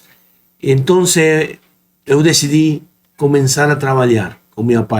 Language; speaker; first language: Portuguese; non-native, fluent; Spanish